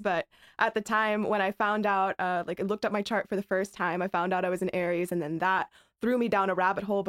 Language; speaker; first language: English; native; English